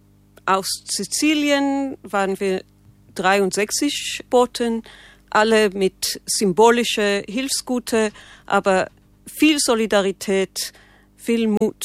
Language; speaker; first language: German; non-native, learner; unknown